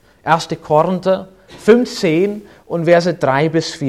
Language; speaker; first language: German; non-native, fluent; English